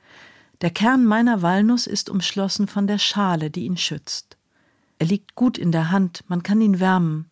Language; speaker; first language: German; native; German